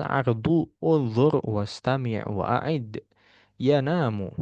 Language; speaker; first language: Arabic; non-native, fluent; Indonesian